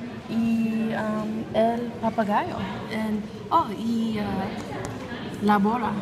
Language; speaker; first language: Spanish; non-native, learner; English